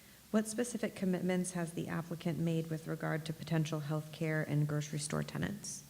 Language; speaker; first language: English; native; English